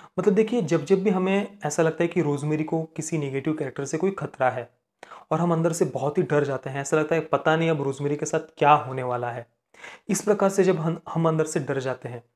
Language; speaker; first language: Hindi; non-native, local second language; Marathi